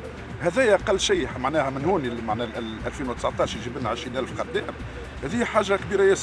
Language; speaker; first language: Arabic; native; Arabic